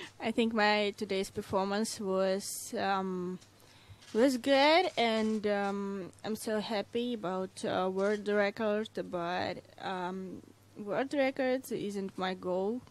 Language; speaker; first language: English; non-native, learner; Russian